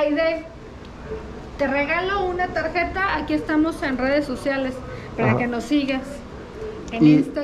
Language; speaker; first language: Spanish; native; Spanish